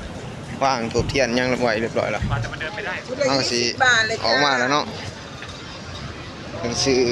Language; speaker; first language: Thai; non-native, local second language; Lao